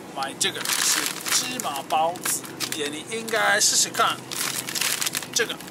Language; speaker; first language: Chinese; non-native, learner; English